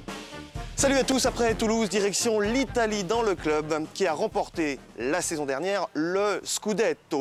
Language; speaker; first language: French; native; French